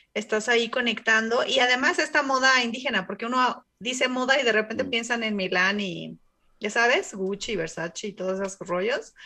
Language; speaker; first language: Spanish; native; Spanish